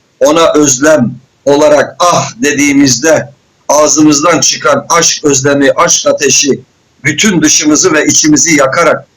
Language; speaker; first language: Turkish; native; Turkish